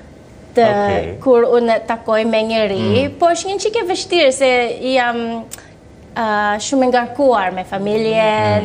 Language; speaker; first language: Albanian; early bilingual, heritage; Albanian